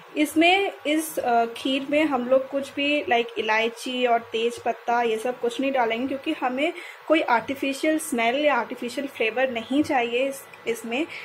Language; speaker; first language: Hindi; non-native, local second language; Bangla